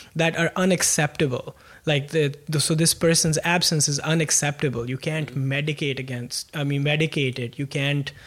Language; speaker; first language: English; non-native, local second language; Punjabi